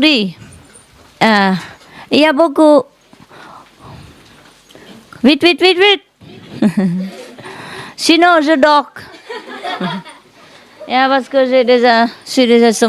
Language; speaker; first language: French; non-native, learner; Vietnamese